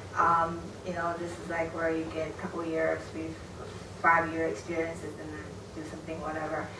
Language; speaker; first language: English; non-native, fluent; Chinese